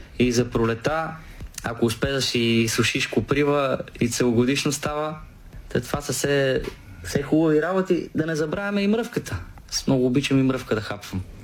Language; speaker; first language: Bulgarian; native; Bulgarian